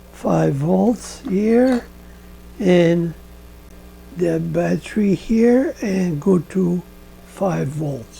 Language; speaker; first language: English; non-native, learner; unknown